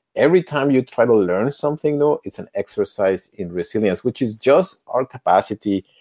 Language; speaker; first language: English; non-native, fluent; Spanish